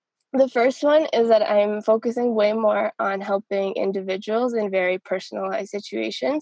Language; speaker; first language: English; native; English